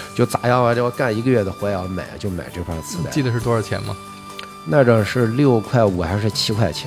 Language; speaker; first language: Chinese; native; Chinese